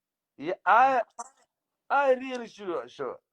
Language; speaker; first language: English; non-native, learner; Somali